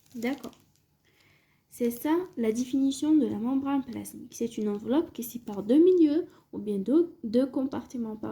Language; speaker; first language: French; non-native, local second language; Arabic